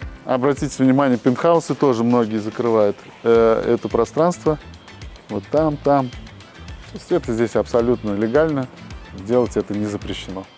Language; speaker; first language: Russian; native; Russian